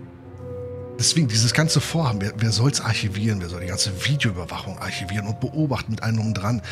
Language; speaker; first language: German; native; German